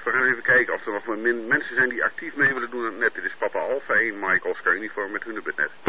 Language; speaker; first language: Dutch; native; Dutch